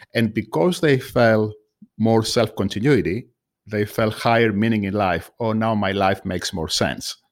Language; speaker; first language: English; non-native, fluent; Greek